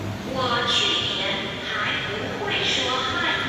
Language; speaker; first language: Chinese; non-native, learner; Indonesian